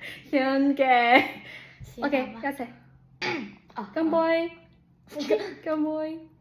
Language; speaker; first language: Cantonese; early bilingual, heritage; Cantonese